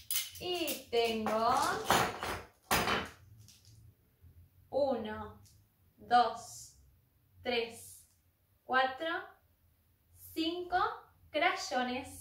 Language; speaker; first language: Spanish; native; Spanish